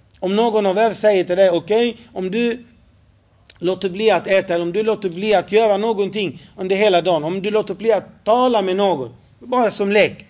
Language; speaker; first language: Swedish; non-native, fluent; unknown